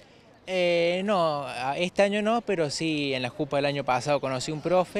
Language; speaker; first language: Spanish; native; Spanish